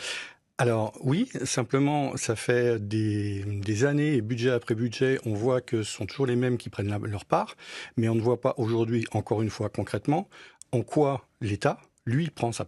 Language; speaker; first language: French; native; French